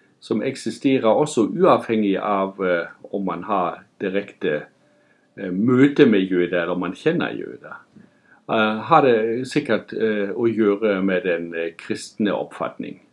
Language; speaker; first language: Norwegian; non-native, fluent; German